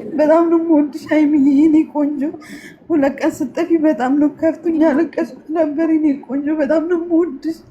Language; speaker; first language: Amharic; native; Amharic